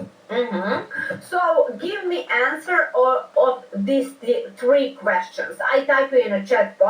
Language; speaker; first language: English; non-native, fluent; Serbian